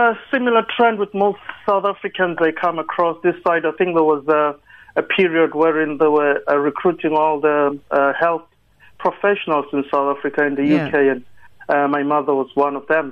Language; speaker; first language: English; non-native, local second language; Tsonga